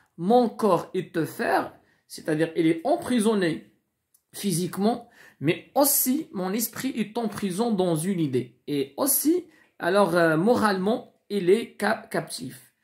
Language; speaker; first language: French; non-native, local second language; Arabic